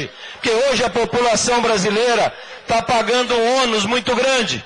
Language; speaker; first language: Portuguese; native; Portuguese